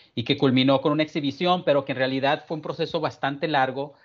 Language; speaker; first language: Spanish; native; Spanish